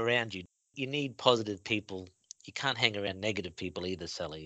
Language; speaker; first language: English; native; English